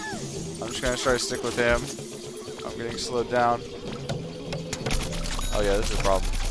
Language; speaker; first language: English; native; English